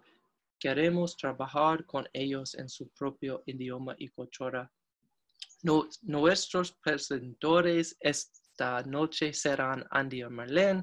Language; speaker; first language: Spanish; non-native, learner; English